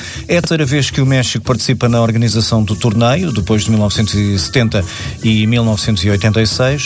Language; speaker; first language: Portuguese; native; Portuguese